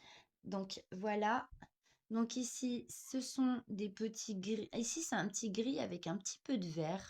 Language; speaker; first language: French; native; French